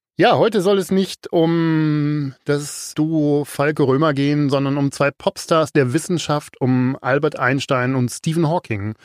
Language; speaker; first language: German; native; German